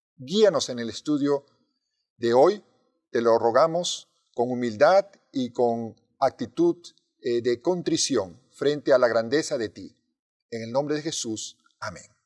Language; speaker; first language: Spanish; native; Spanish